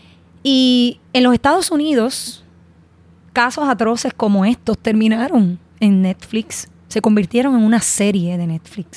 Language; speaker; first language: Spanish; native; Spanish